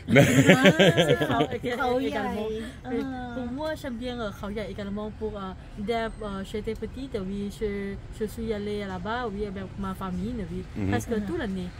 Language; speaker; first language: French; non-native, fluent; Thai